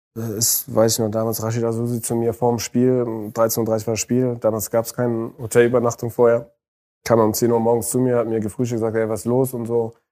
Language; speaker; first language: German; early bilingual, other home language; Arabic